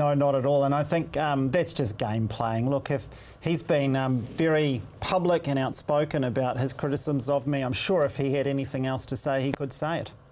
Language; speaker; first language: English; native; English